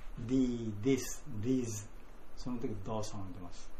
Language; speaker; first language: Japanese; non-native, learner; Bangla